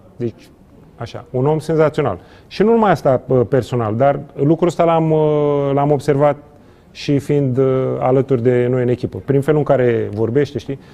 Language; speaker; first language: Romanian; non-native, fluent; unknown